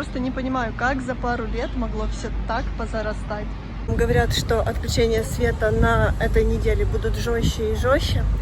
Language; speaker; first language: Russian; native; Russian